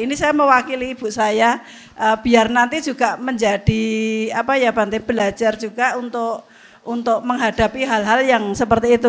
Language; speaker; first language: Indonesian; non-native, local second language; Javanese